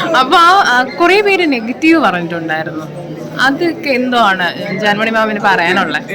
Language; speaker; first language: Malayalam; native; Malayalam